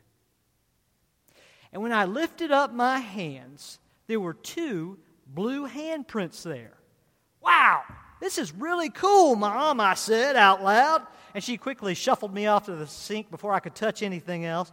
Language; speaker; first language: English; native; English